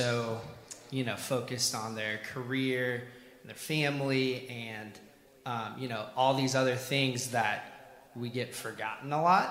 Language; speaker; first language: English; native; English